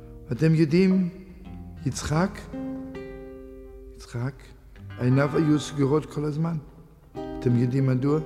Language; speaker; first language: Hebrew; non-native, fluent; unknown